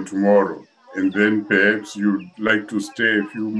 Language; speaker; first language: English; non-native, local second language; Shona